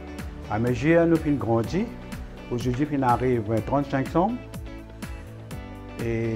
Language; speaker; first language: French; non-native, local second language; Morisyen